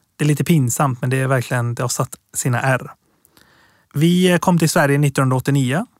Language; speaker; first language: Swedish; early bilingual, other home language; Persian